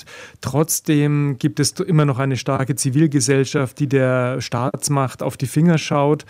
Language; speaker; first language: German; native; German